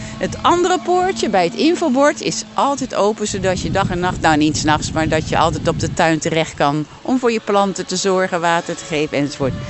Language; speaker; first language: Dutch; native; Dutch